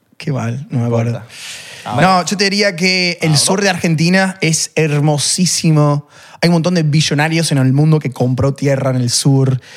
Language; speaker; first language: Spanish; non-native, fluent; English